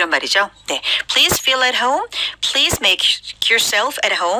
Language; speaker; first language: English; non-native, fluent; Korean